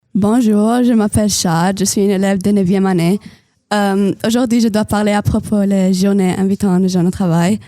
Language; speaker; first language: French; non-native, local second language; Arabic